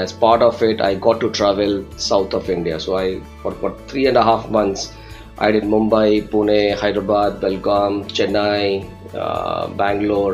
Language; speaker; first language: English; non-native, local second language; Gujarati